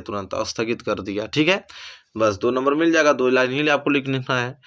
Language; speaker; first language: Hindi; native; Hindi